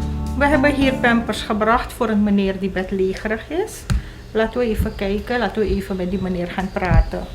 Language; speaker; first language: Dutch; non-native, local second language; Caribbean Hindustani